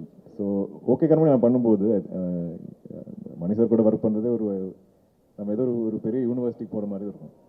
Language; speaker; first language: Tamil; non-native, local second language; Malayalam